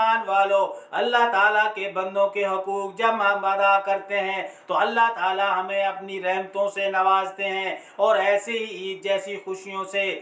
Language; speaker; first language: Urdu; native; Urdu